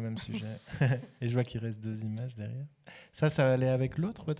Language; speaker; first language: French; native; French